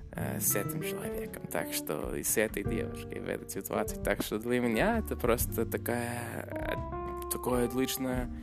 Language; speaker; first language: Russian; non-native, fluent; English